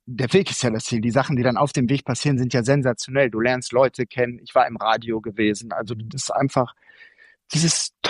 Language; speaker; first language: German; native; German